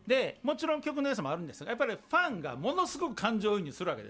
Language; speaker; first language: Japanese; native; Japanese